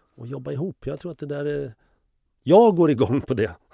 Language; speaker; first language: Swedish; native; Swedish